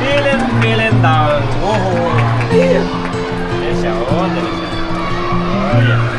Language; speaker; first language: German; non-native, learner; Tibetan